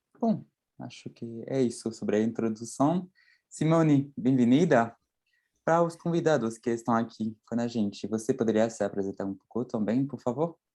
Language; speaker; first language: Portuguese; non-native, fluent; French